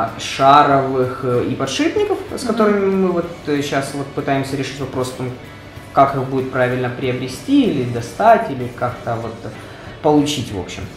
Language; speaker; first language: Russian; non-native, local second language; Ukrainian